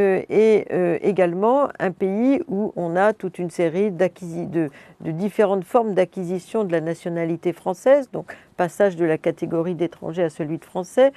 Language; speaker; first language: French; native; French